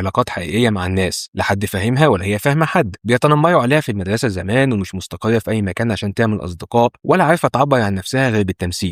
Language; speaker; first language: Arabic; native; Arabic